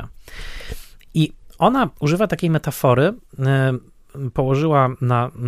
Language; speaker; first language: Polish; native; Polish